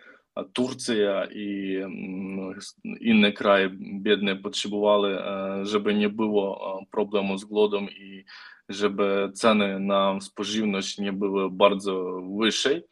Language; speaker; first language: Polish; non-native, learner; Ukrainian